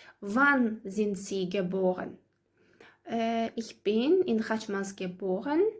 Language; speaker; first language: German; non-native, learner; Azerbaijani